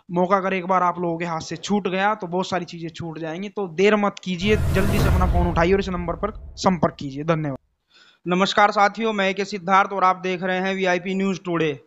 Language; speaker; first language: Hindi; native; Hindi